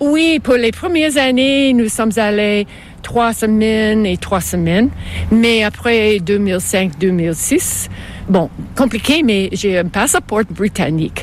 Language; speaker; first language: French; non-native, fluent; English